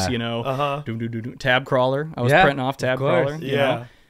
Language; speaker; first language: English; native; English